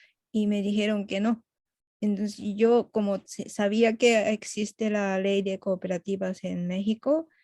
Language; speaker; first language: Spanish; non-native, fluent; Japanese